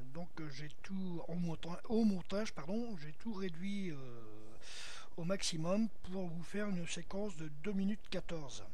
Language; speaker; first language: French; native; French